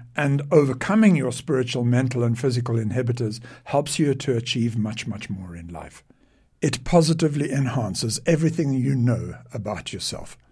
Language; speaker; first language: English; native; English